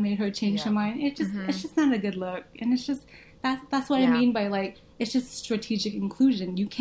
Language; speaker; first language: English; early bilingual, other home language; Vietnamese